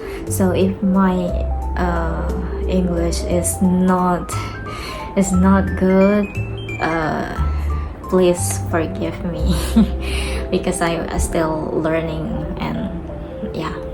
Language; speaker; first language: English; non-native, learner; Indonesian